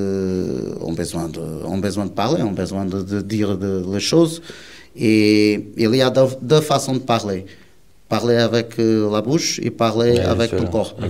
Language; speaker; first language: French; non-native, learner; Portuguese